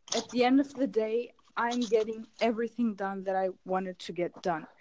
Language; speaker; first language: English; non-native, fluent; German